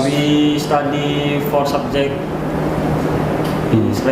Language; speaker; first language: English; non-native, learner; Indonesian